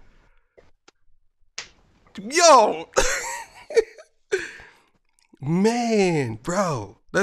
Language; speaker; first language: English; native; English